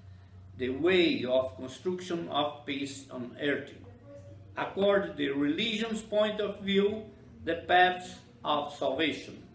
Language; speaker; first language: English; non-native, fluent; Portuguese